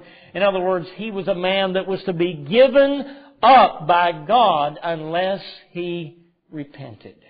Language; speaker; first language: English; native; English